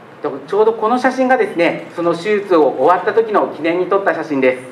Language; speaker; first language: Japanese; native; Japanese